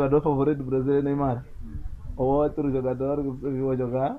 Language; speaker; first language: Portuguese; non-native, local second language; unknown